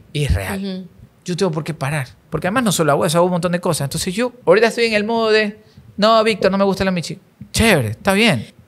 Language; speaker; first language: Spanish; native; Spanish